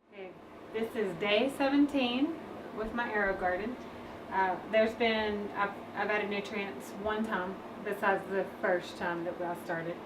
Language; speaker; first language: English; native; English